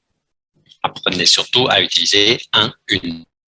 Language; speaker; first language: French; non-native, fluent; Vietnamese